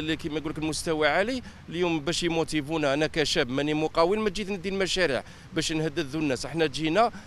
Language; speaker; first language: Arabic; native; Arabic